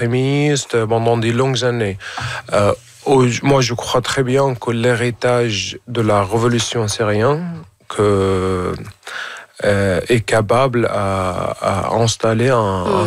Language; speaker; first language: French; non-native, fluent; Arabic